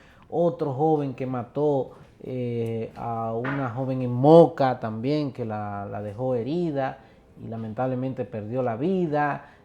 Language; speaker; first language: Spanish; native; Spanish